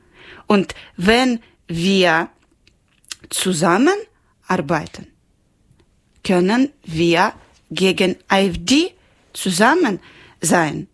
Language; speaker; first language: German; non-native, learner; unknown